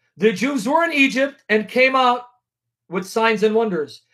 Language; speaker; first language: English; native; English